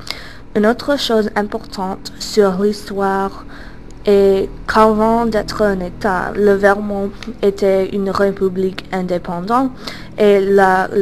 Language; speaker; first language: French; non-native, learner; English